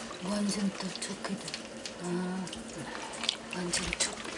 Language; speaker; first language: Korean; non-native, learner; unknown